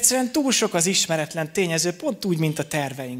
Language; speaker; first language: Hungarian; native; Hungarian